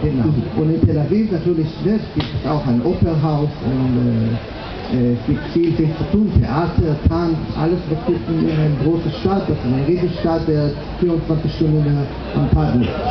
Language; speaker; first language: German; non-native, fluent; Hebrew